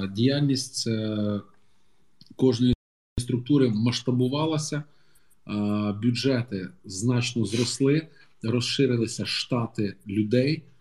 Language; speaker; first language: Ukrainian; native; Ukrainian